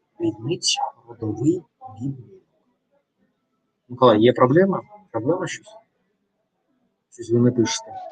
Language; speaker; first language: Ukrainian; non-native, learner; Russian